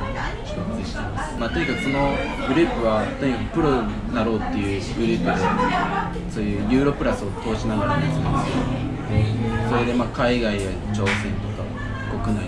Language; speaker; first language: Japanese; early bilingual, other home language; Spanish